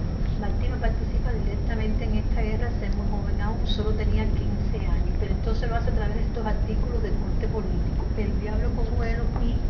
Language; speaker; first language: Spanish; native; Spanish